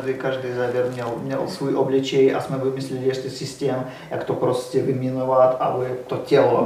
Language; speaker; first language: Czech; non-native, learner; Russian